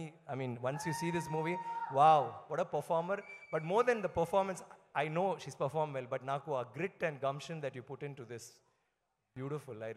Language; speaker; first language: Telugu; non-native, fluent; Tamil